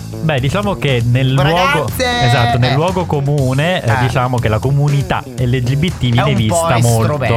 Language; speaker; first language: Italian; native; Italian